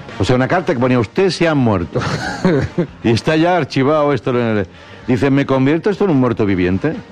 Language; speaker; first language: Spanish; native; Spanish